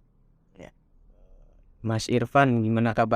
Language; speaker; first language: Indonesian; native; Indonesian